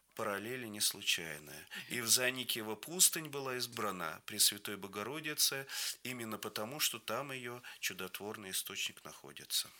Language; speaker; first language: Russian; native; Russian